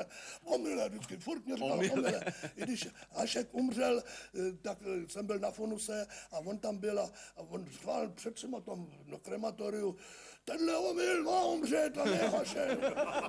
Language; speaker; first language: Czech; native; Czech